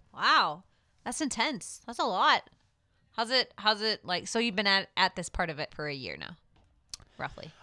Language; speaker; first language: English; native; English